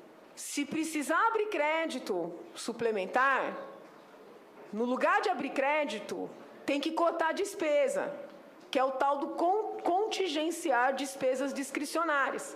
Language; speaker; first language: Portuguese; native; Portuguese